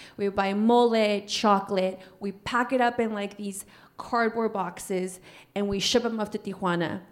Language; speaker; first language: English; early bilingual, other home language; Spanish